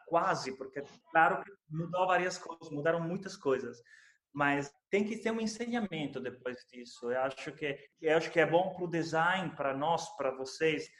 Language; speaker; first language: Portuguese; non-native, fluent; Italian